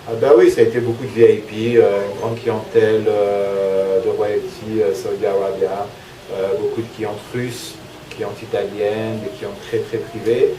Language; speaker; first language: French; native; French